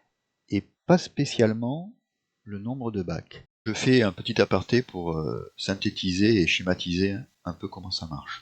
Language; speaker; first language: French; native; French